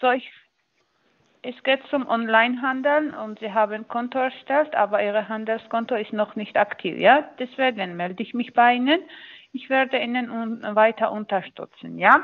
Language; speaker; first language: German; non-native, fluent; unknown